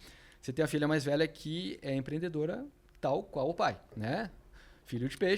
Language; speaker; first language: Portuguese; native; Portuguese